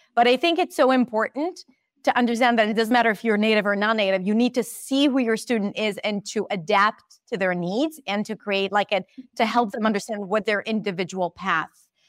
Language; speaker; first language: English; non-native, fluent; Hebrew